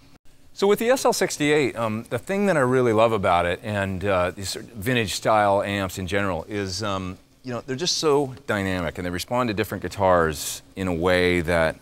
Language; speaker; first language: English; native; English